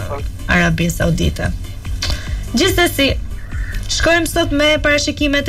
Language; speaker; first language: Albanian; native; Albanian